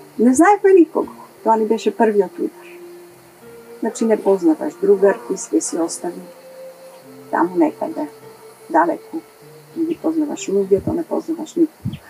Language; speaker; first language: Macedonian; early bilingual, heritage; Macedonian